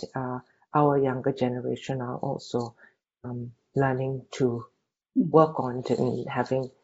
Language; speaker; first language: English; non-native, local second language; Tibetan